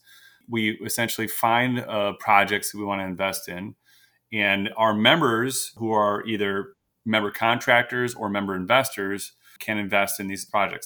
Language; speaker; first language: English; native; English